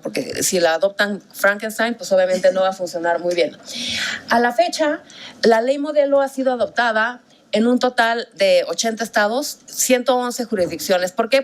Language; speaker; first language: Spanish; native; Spanish